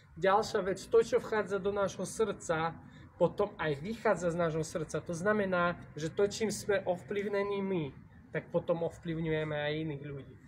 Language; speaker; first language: Slovak; native; Slovak